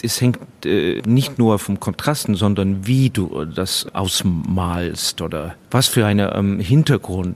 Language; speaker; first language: German; non-native, fluent; Estonian